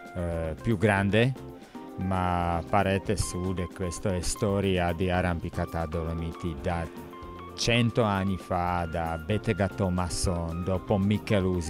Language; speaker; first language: Italian; non-native, learner; Slovak